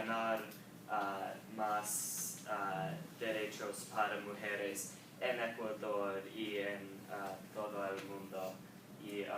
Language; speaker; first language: Spanish; non-native, learner; English